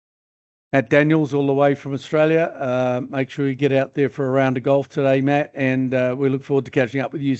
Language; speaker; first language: English; native; English